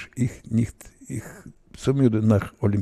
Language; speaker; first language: German; non-native, learner; Russian